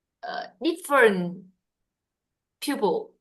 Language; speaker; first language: English; non-native, learner; Vietnamese